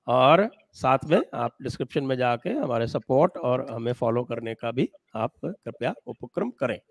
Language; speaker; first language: Hindi; native; Hindi